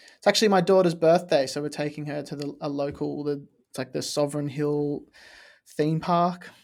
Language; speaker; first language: English; native; English